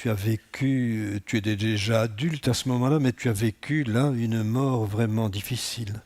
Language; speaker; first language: French; native; French